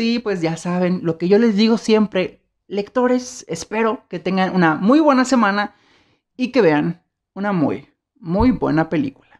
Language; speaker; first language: Spanish; native; Spanish